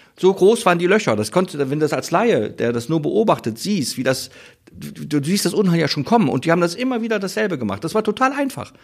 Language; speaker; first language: German; native; German